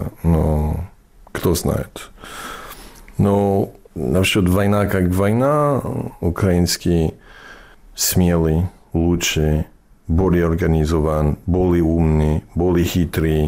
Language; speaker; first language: Russian; non-native, fluent; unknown